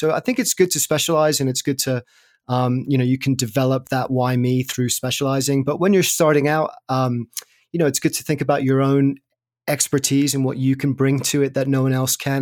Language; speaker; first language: English; native; English